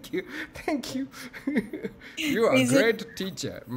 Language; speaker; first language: English; non-native, learner; Japanese